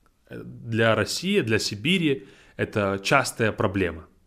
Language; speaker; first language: Russian; native; Russian